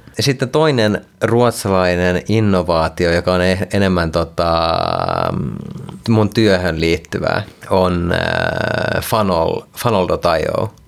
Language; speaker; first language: Finnish; non-native, local second language; Swedish